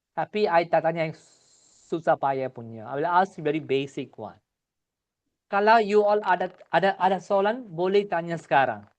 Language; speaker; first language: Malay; non-native, local second language; Tamil